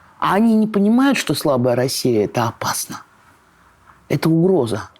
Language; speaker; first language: Russian; native; Russian